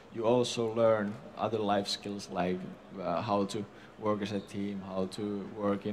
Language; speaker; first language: English; non-native, fluent; Finnish